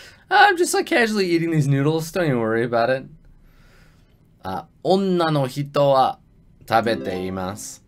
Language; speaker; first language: English; native; English